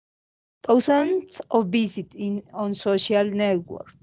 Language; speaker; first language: English; non-native, learner; Spanish